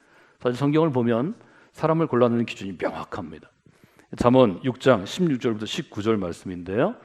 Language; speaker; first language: Korean; native; Korean